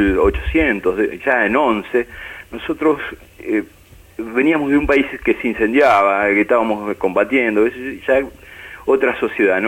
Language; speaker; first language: Spanish; native; Spanish